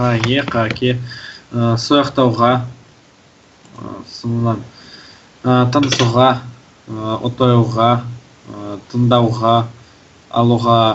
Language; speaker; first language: Kazakh; non-native, local second language; Russian